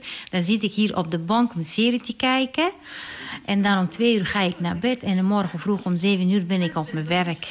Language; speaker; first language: Dutch; non-native, learner; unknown